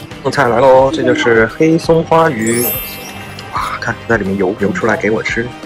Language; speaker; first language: Chinese; native; Chinese